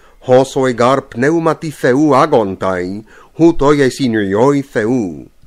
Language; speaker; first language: Greek; non-native, fluent; English